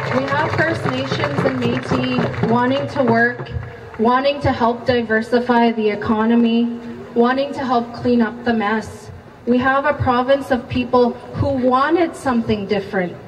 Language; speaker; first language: English; native; English